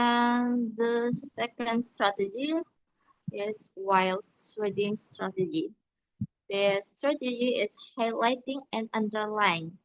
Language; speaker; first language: English; non-native, learner; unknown